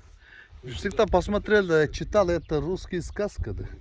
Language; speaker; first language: Russian; non-native, learner; Mongolian